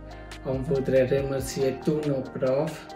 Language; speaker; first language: French; non-native, fluent; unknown